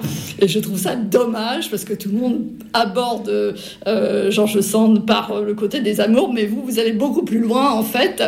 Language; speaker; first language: French; native; French